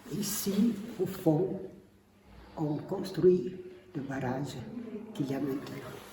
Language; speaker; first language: French; non-native, local second language; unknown